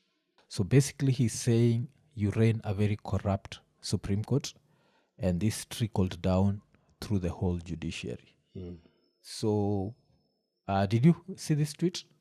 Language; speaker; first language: English; non-native, local second language; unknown